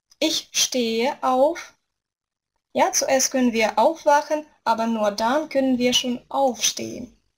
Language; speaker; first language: German; non-native, fluent; Russian